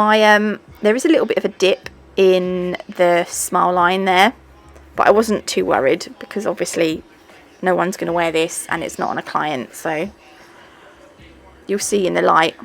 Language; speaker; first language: English; native; English